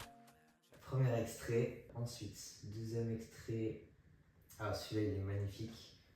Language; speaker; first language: French; native; French